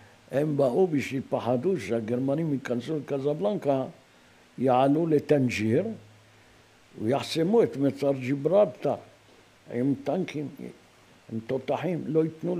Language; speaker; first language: Hebrew; non-native, fluent; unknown